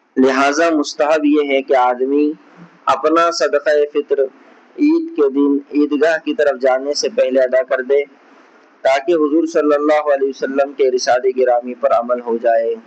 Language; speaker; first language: Urdu; native; Urdu